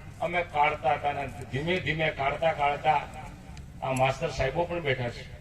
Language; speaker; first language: Gujarati; non-native, local second language; Rathawi